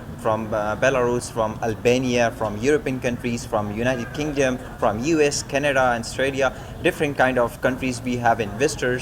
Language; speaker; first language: English; non-native, learner; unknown